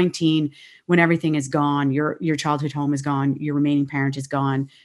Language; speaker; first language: English; native; English